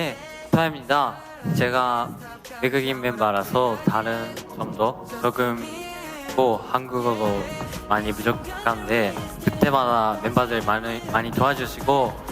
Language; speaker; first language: Korean; non-native, learner; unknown